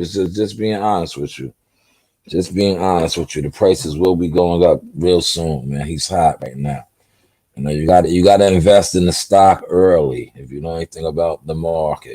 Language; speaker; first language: English; native; English